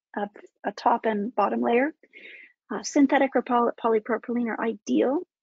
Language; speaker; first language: English; native; English